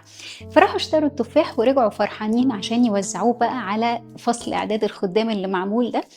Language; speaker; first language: Arabic; native; Arabic